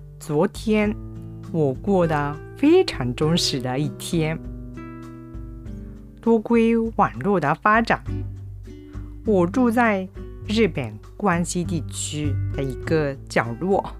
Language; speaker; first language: Chinese; non-native, fluent; Japanese